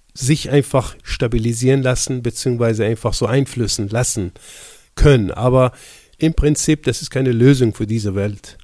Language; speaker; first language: German; non-native, fluent; Persian